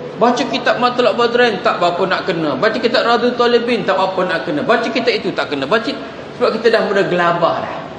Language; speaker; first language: Malay; native; Malay